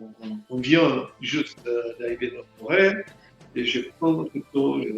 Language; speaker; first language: French; non-native, learner; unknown